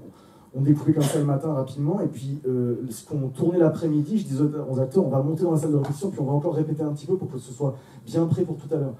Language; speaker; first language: French; native; French